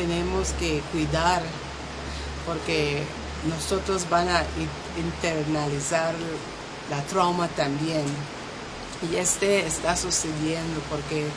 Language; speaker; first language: Spanish; non-native, local second language; English